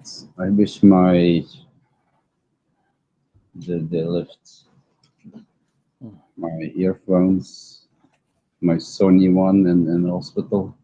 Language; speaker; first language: English; non-native, learner; Dutch